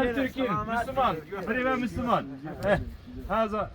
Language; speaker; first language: Arabic; non-native, learner; Turkish